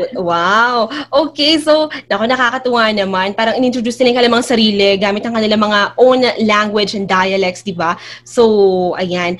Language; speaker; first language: Filipino; native; Filipino